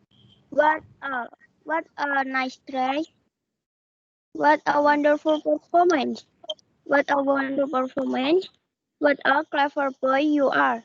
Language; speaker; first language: English; non-native, learner; Indonesian